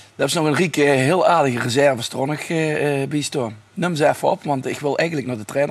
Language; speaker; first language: Dutch; native; Dutch